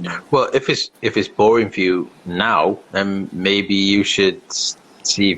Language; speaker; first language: English; native; English